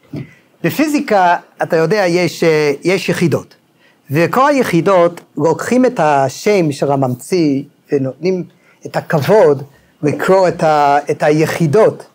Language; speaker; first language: Hebrew; non-native, fluent; English